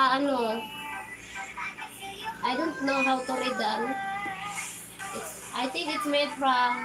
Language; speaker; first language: English; non-native, learner; Filipino